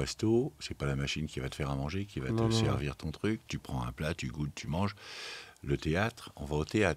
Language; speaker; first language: French; native; French